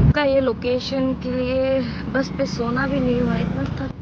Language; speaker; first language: Hindi; non-native, local second language; Assamese